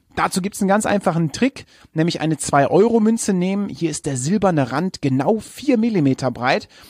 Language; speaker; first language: German; native; German